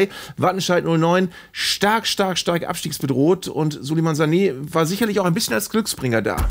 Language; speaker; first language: German; native; German